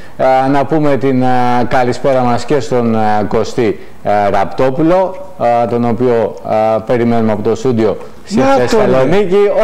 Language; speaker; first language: Greek; native; Greek